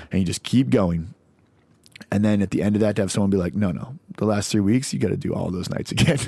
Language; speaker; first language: English; native; English